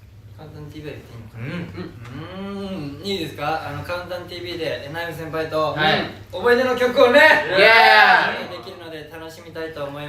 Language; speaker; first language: Japanese; native; Japanese